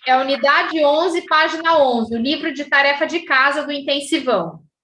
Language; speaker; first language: Portuguese; native; Portuguese